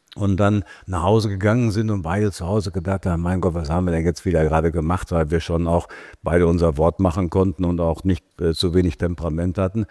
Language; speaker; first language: German; native; German